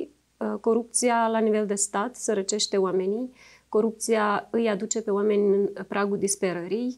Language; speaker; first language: Romanian; native; Romanian